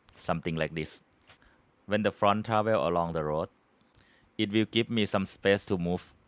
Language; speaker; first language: English; non-native, fluent; Thai